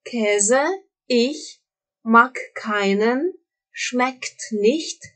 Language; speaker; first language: German; non-native, fluent; Russian